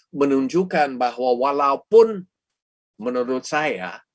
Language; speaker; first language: Indonesian; non-native, fluent; English